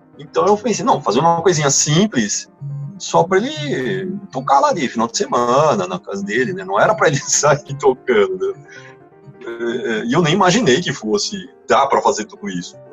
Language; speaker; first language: Portuguese; native; Portuguese